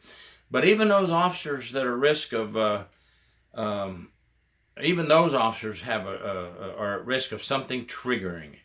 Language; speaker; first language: English; native; English